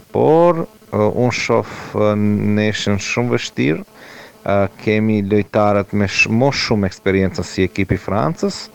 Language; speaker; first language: Albanian; non-native, learner; Croatian